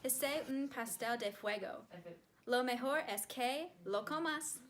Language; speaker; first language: Spanish; non-native, learner; English